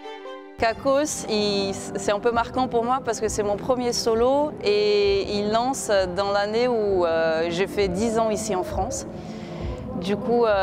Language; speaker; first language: French; non-native, fluent; Portuguese